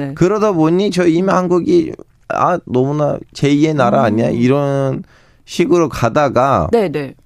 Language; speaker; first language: Korean; non-native, fluent; Turkish